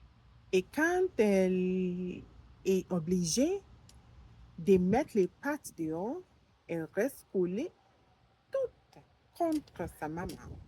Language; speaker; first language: French; non-native, learner; English